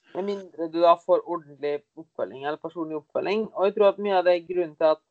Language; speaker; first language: Norwegian; early bilingual, other home language; German